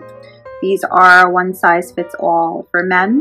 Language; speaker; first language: English; native; English